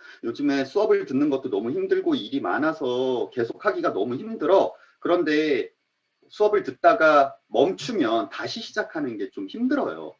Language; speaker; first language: Korean; native; Korean